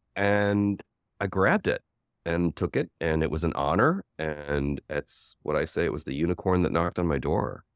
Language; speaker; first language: English; native; English